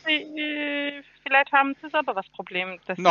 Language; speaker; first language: German; non-native, learner; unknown